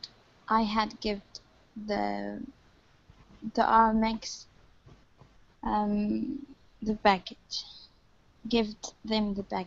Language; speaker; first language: English; non-native, learner; Arabic